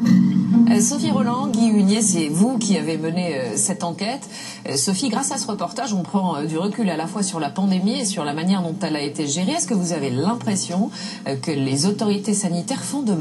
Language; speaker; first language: French; native; French